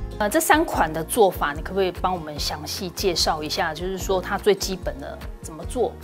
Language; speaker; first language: Chinese; native; Chinese